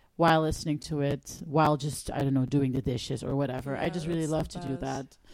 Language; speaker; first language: English; non-native, fluent; Dutch